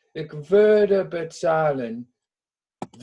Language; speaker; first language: German; non-native, fluent; English